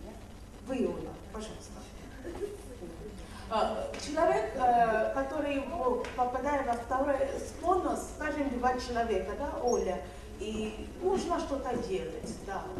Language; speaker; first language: Russian; non-native, fluent; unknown